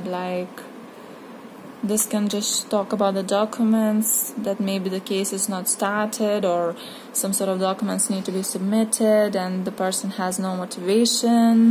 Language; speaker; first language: English; non-native, fluent; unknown